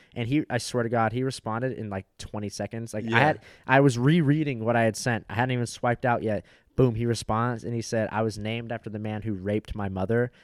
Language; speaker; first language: English; native; English